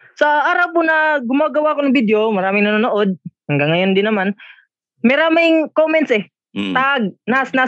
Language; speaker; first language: Filipino; non-native, local second language; Cebuano